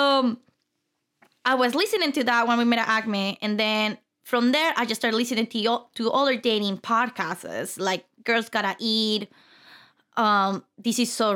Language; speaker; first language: English; non-native, fluent; Spanish